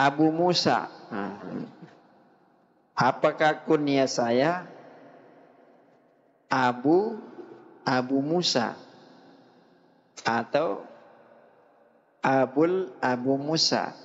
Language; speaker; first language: Indonesian; native; Indonesian